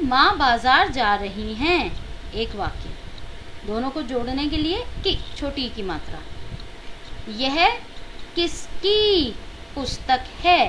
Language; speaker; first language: Hindi; native; Hindi